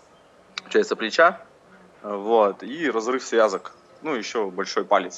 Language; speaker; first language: Russian; native; Russian